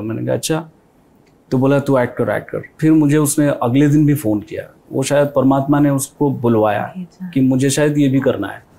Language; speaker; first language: Hindi; non-native, local second language; Odia